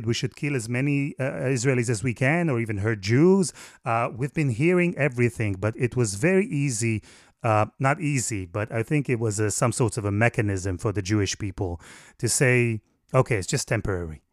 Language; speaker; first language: English; non-native, fluent; Hebrew